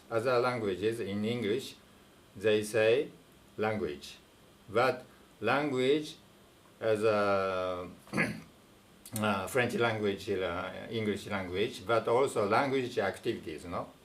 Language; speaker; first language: English; non-native, fluent; Japanese